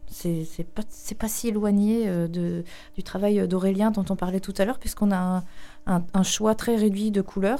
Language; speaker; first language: French; native; French